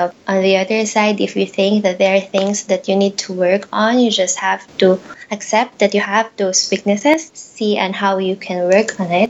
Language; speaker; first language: English; non-native, local second language; Pampanga